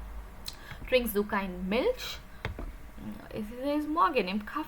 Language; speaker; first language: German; non-native, fluent; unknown